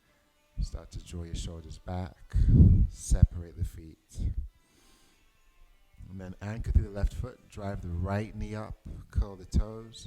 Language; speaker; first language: English; native; English